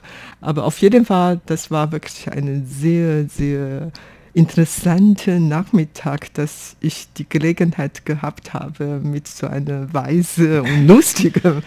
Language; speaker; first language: German; non-native, fluent; Chinese